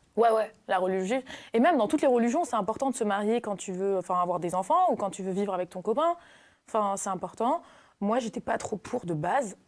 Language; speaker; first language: French; native; French